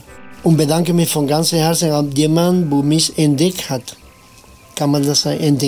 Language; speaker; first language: German; non-native, fluent; Spanish